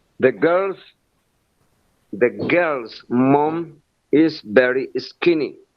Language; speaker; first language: English; non-native, learner; Spanish